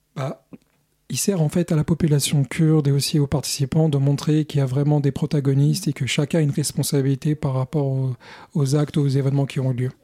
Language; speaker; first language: French; early bilingual, other home language; Kurdish